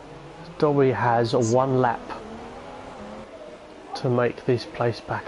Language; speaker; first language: English; native; English